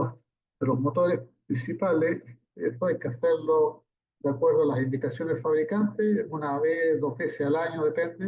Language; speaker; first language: Spanish; native; Spanish